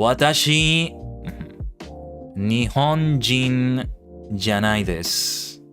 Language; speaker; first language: Japanese; non-native, learner; English